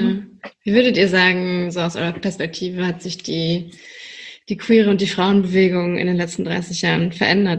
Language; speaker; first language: German; native; German